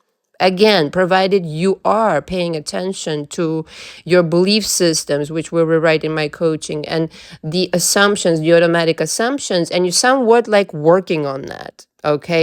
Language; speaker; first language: English; non-native, fluent; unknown